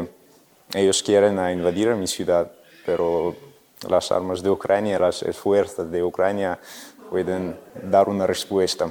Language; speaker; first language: Spanish; non-native, fluent; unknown